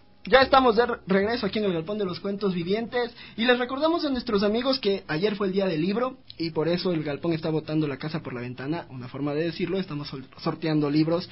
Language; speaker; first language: Spanish; native; Spanish